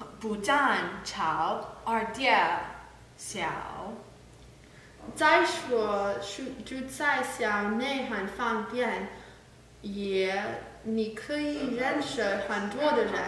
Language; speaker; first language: Chinese; non-native, learner; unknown